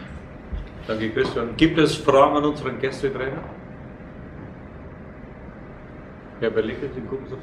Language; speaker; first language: German; native; German